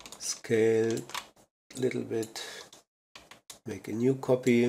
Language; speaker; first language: English; non-native, fluent; German